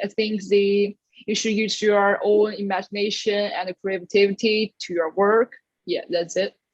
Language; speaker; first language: English; non-native, learner; Chinese